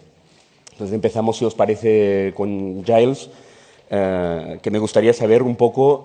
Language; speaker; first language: Spanish; native; Spanish